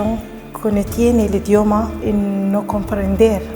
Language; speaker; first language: Spanish; non-native, learner; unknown